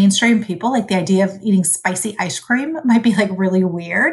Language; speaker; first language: English; early bilingual, other home language; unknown